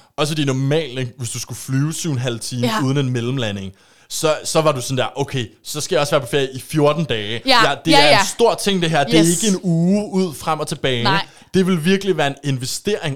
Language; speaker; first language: Danish; native; Danish